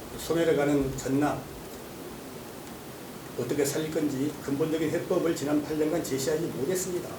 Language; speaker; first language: Korean; native; Korean